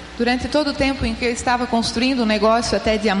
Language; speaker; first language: Portuguese; native; Portuguese